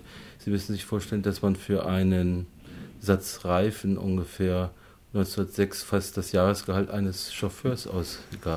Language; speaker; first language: German; native; German